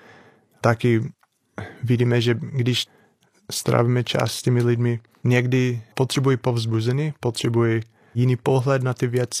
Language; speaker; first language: Czech; non-native, fluent; English